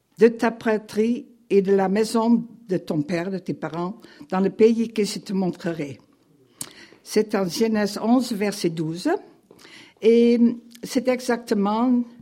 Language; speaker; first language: French; non-native, fluent; Dutch